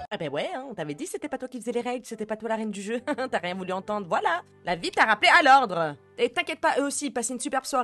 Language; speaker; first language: French; native; French